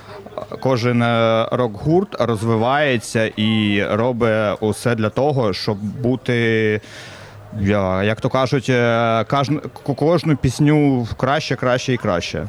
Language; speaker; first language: Ukrainian; non-native, local second language; Russian